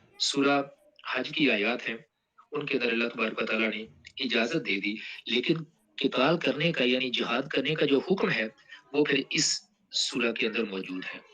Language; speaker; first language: Urdu; non-native, local second language; Punjabi